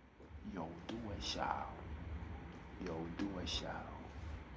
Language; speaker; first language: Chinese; non-native, learner; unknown